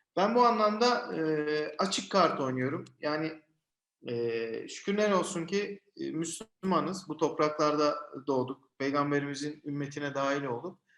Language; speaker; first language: Turkish; native; Turkish